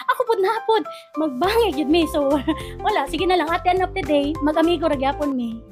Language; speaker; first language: Cebuano; native; Cebuano